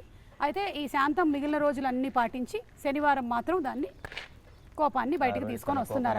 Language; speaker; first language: Telugu; native; Telugu